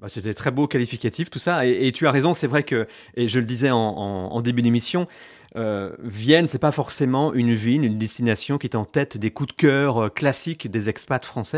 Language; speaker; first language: French; native; French